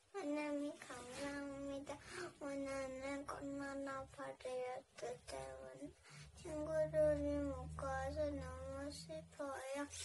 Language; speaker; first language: Korean; early bilingual, heritage; Korean